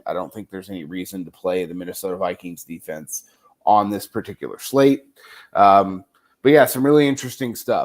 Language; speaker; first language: English; native; English